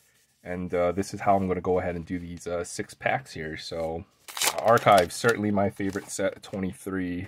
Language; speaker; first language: English; native; English